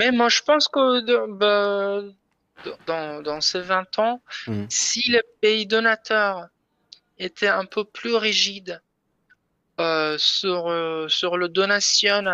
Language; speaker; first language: French; non-native, learner; Persian